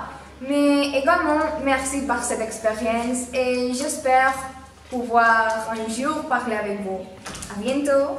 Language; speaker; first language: French; non-native, learner; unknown